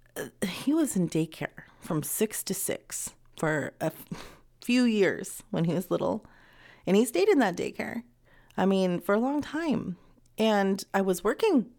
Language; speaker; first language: English; native; English